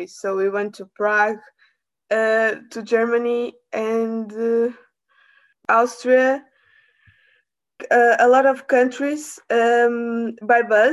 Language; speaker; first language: English; non-native, learner; Portuguese